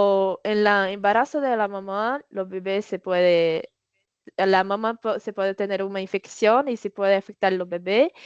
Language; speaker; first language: Spanish; non-native, learner; Portuguese